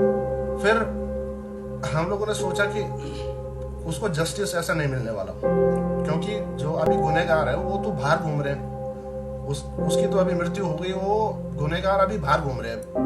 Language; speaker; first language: Hindi; native; Hindi